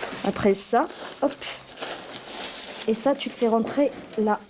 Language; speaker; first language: French; early bilingual, other home language; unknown